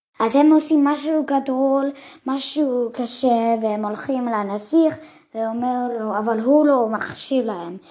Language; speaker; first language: Hebrew; early bilingual, other home language; English